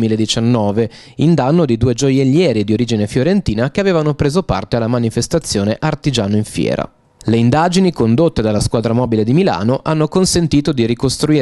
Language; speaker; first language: Italian; native; Italian